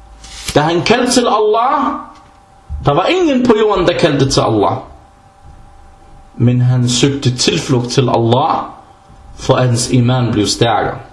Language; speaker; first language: Danish; early bilingual, other home language; Arabic